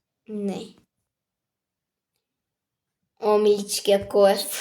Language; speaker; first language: Bulgarian; native; Bulgarian